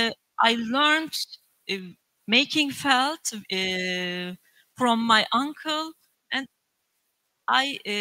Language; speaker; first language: English; non-native, learner; Turkish